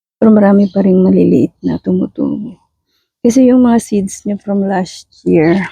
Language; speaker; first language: Filipino; non-native, local second language; Iloko